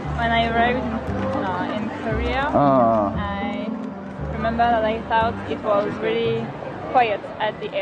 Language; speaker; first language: English; non-native, fluent; French